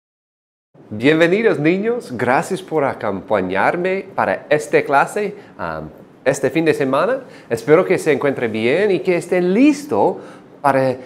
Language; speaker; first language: Spanish; non-native, fluent; English